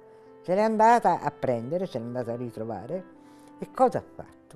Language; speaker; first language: Italian; native; Italian